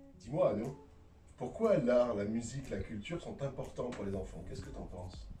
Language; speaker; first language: French; native; French